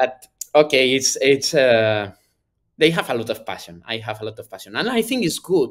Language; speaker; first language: English; non-native, learner; Spanish